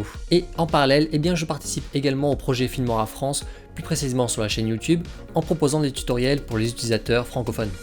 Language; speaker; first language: French; native; French